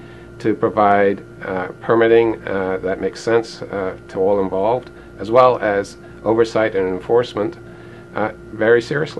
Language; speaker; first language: English; native; English